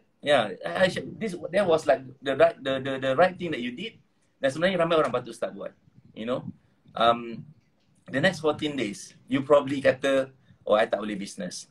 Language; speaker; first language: English; non-native, local second language; Malay